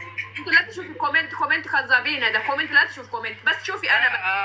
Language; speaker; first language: Arabic; non-native, learner; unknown